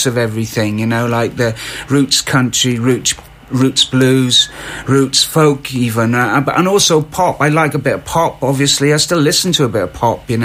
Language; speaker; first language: English; native; English